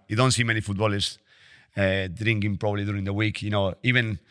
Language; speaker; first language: English; non-native, fluent; Spanish